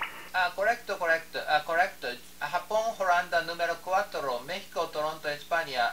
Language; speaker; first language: Spanish; non-native, learner; Japanese